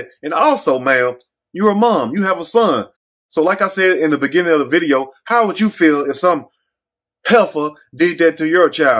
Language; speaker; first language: English; native; English